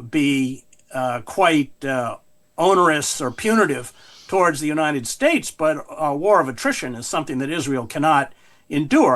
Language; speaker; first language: English; native; English